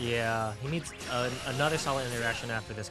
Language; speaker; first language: English; native; English